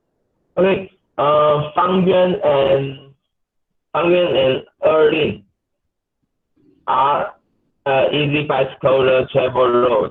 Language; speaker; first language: English; non-native, learner; Chinese